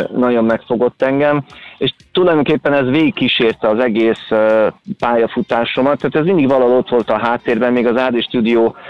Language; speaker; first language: Hungarian; native; Hungarian